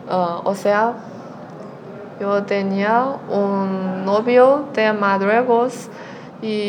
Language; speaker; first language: Spanish; non-native, learner; Chinese